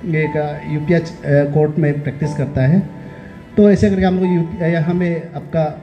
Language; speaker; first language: Hindi; non-native, local second language; Nyishi